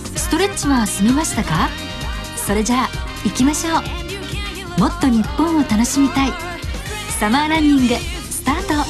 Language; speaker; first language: Japanese; native; Japanese